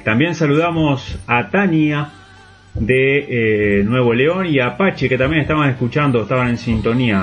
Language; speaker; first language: Spanish; native; Spanish